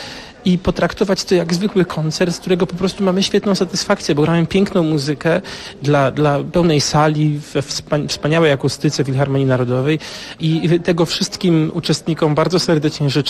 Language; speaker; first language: Polish; native; Polish